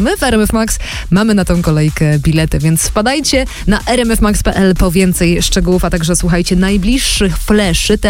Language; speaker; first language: Polish; native; Polish